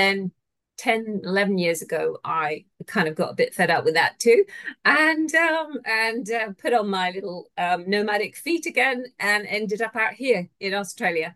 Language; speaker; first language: English; native; English